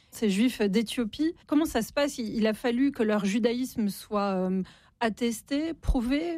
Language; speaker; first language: French; native; French